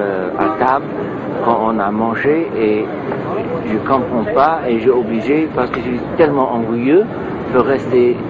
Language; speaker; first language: French; non-native, learner; English